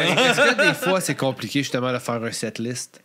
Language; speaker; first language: French; native; French